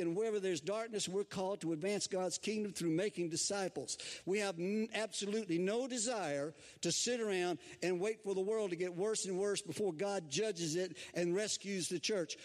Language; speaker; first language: English; native; English